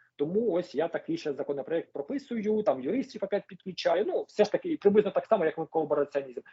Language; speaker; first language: Ukrainian; non-native, local second language; Russian